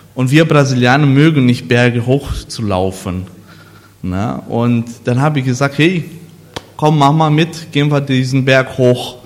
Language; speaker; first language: German; non-native, learner; Portuguese